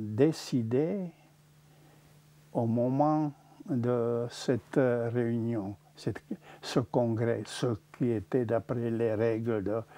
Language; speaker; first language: French; non-native, fluent; Czech